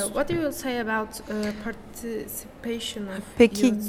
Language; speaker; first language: Turkish; non-native, learner; Italian